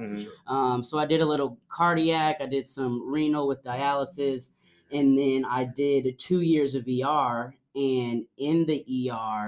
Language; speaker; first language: English; native; English